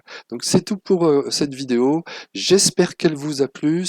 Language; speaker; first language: French; native; French